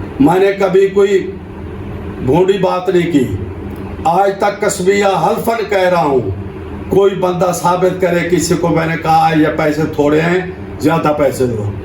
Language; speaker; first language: Urdu; non-native, local second language; Saraiki